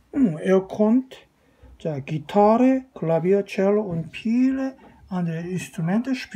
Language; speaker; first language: German; non-native, fluent; Korean